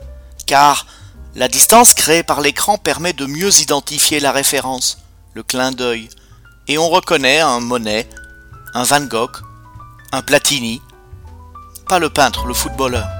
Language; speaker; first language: French; native; French